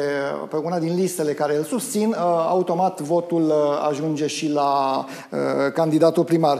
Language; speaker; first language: Romanian; native; Romanian